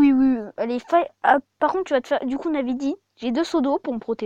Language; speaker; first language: French; native; French